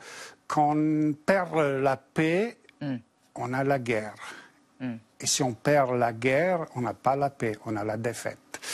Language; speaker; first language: French; non-native, fluent; Bosnian